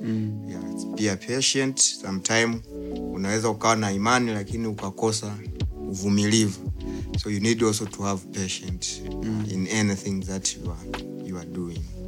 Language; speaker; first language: English; non-native, local second language; Swahili